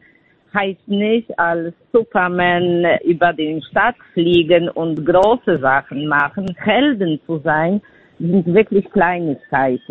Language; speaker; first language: German; non-native, fluent; Polish